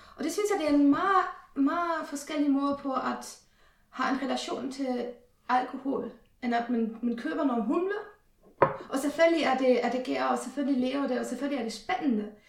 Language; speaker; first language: Danish; non-native, fluent; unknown